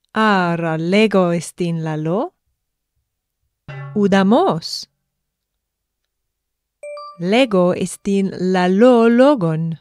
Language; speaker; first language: Greek; non-native, fluent; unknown